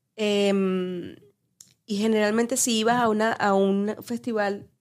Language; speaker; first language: Spanish; native; Spanish